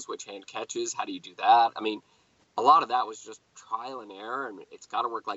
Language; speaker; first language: English; native; English